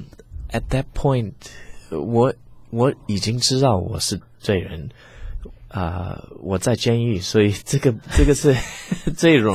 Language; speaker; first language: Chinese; early bilingual, heritage; English